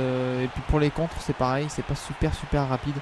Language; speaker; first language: French; native; French